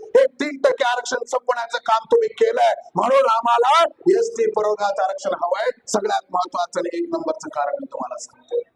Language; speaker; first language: Marathi; non-native, local second language; Lambadi